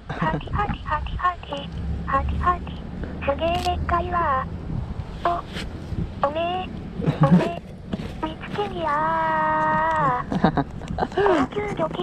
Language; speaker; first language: Japanese; native; Japanese